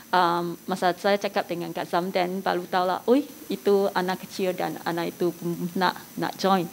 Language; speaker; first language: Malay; non-native, local second language; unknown